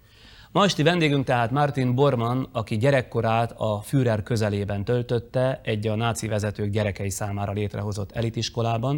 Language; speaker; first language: Hungarian; native; Hungarian